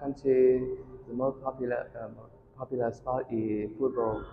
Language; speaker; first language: English; non-native, learner; Vietnamese